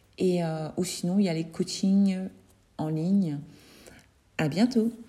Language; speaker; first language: French; native; French